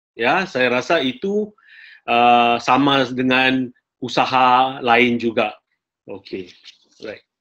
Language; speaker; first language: Malay; non-native, local second language; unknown